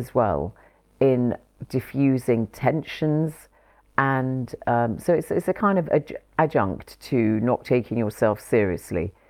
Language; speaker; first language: English; native; English